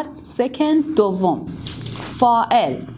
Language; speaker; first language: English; non-native, learner; Persian